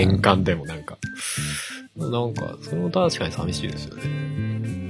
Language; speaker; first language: Japanese; native; Japanese